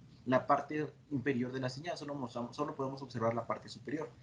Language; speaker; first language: Spanish; native; Spanish